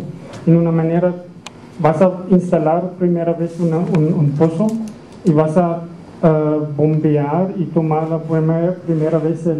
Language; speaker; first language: Spanish; non-native, fluent; German